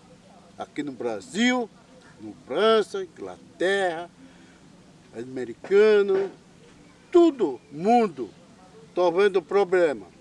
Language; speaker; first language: Portuguese; non-native, local second language; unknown